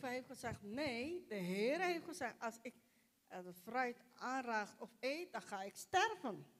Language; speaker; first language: Dutch; non-native, local second language; Papiamento